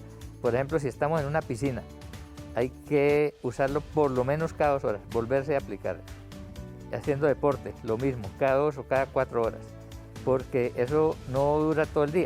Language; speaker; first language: Spanish; native; Spanish